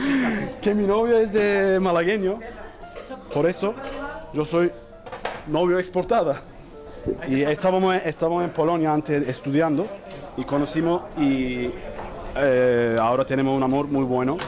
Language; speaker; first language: Spanish; non-native, learner; Turkish